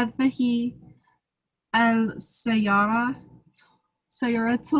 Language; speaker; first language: Arabic; non-native, learner; English